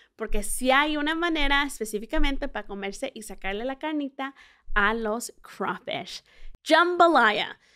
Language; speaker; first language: Spanish; early bilingual, heritage; Spanish